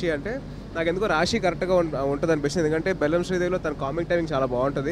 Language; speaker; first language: Telugu; native; Telugu